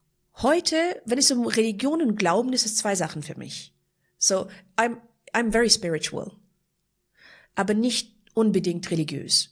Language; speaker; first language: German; non-native, fluent; Persian